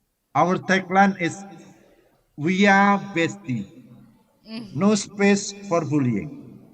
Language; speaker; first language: English; non-native, fluent; Indonesian